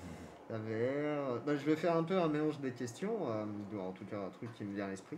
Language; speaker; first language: French; native; French